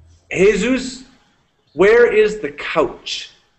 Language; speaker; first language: English; native; English